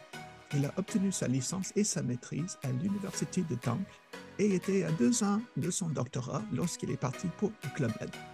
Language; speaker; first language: French; non-native, fluent; English